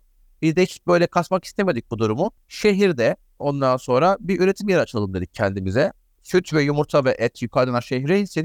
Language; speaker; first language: Turkish; native; Turkish